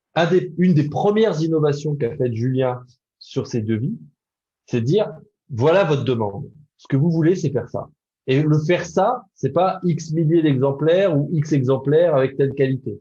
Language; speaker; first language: French; native; French